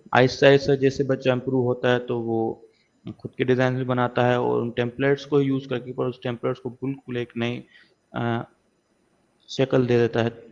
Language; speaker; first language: Urdu; non-native, local second language; Sindhi